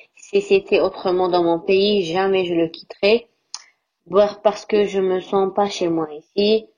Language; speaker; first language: French; non-native, local second language; Arabic